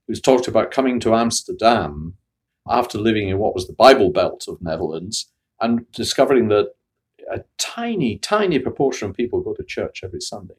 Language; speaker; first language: English; native; English